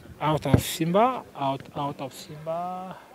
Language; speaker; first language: English; non-native, learner; French